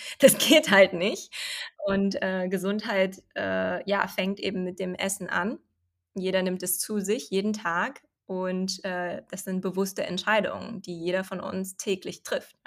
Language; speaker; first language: German; early bilingual, other home language; Chinese